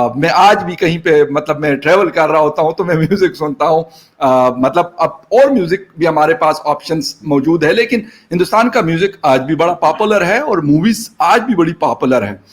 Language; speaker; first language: Hindi; non-native, local second language; Pashto